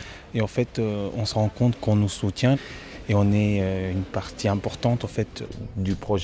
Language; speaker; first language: French; non-native, fluent; Spanish